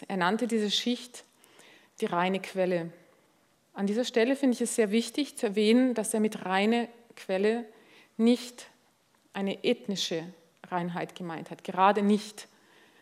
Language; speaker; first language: German; non-native, fluent; Hungarian